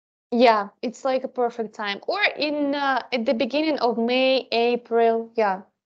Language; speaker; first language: English; non-native, fluent; Russian